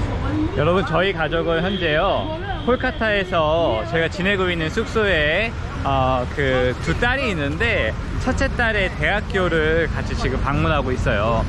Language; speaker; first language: Korean; native; Korean